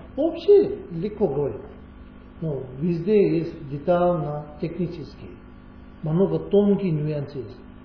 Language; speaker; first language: Russian; non-native, learner; Tibetan